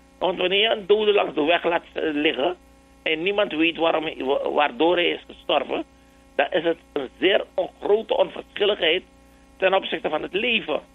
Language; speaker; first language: Dutch; native; Dutch